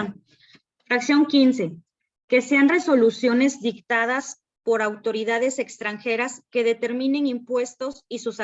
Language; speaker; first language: Spanish; native; Spanish